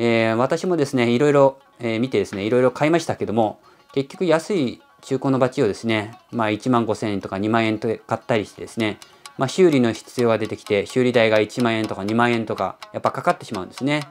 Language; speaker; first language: Japanese; native; Japanese